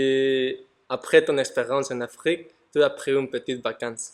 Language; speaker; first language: French; non-native, learner; Spanish